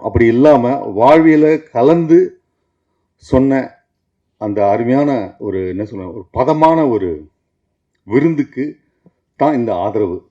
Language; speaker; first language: Tamil; native; Tamil